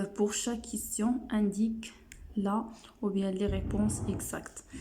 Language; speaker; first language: French; non-native, local second language; Arabic